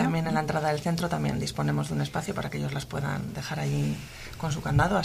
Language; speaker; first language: Spanish; native; Spanish